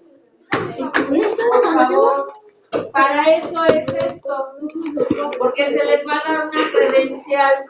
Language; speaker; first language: Spanish; native; Spanish